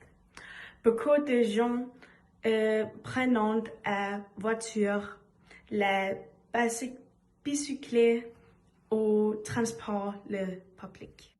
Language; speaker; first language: French; non-native, learner; Danish